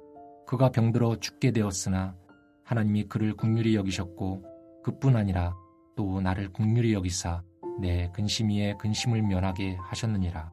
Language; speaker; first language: Korean; native; Korean